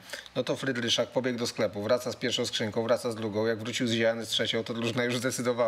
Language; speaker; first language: Polish; native; Polish